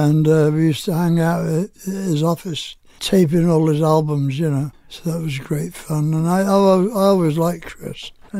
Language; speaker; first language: English; native; English